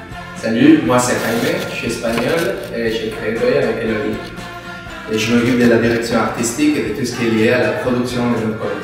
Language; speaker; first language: French; non-native, fluent; Spanish